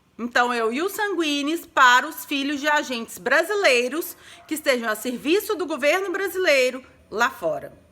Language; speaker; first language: Portuguese; native; Portuguese